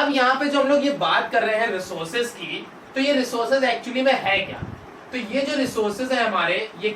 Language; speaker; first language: Hindi; native; Hindi